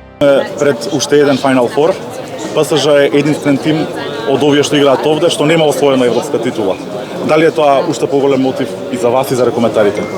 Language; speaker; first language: Macedonian; native; Macedonian